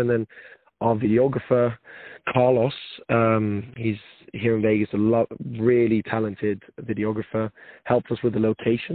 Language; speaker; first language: English; native; English